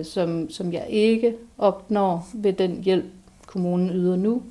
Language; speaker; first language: Danish; native; Danish